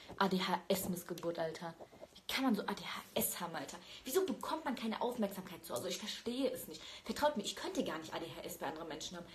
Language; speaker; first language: German; early bilingual, other home language; Turkish